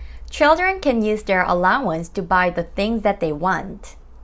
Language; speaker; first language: English; non-native, fluent; Korean